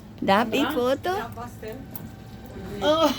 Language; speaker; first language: German; non-native, learner; Thai